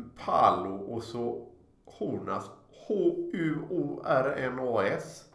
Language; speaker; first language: Swedish; native; Swedish